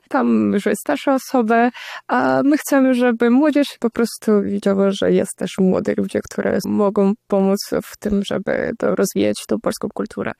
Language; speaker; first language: Polish; non-native, learner; Russian